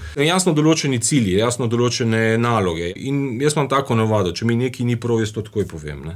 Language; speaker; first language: Slovenian; native; Slovenian